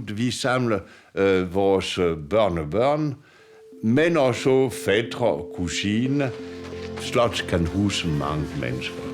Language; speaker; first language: Danish; non-native, fluent; French